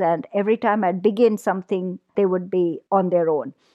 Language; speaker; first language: English; non-native, local second language; Punjabi